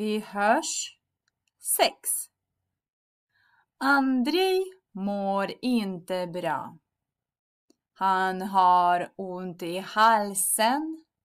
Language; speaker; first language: Swedish; non-native, fluent; Russian